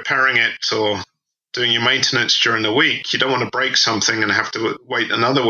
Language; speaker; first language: English; native; English